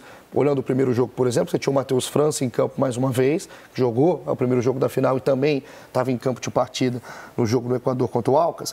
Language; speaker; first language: Portuguese; native; Portuguese